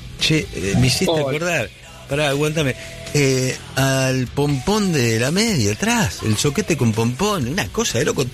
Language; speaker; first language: Spanish; native; Spanish